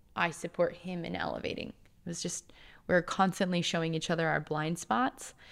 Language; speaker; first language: English; native; English